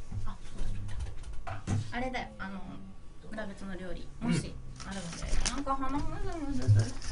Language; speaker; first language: Japanese; native; Japanese